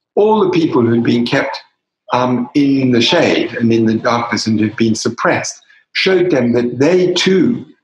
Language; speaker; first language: English; native; English